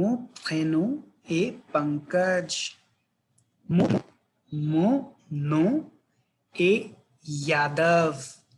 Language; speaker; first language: French; non-native, fluent; Hindi